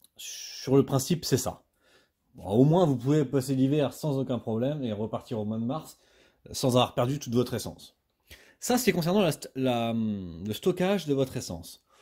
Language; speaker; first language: French; native; French